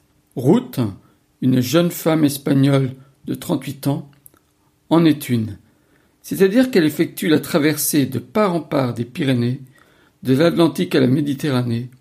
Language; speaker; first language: French; native; French